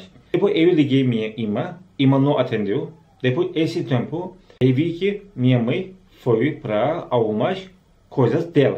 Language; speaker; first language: Portuguese; non-native, learner; Turkish